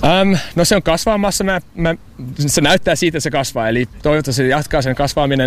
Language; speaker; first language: Finnish; non-native, fluent; English